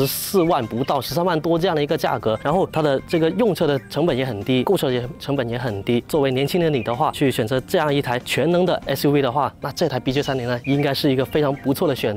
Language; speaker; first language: Chinese; native; Chinese